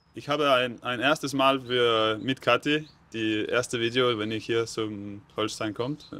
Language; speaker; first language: German; non-native, learner; Danish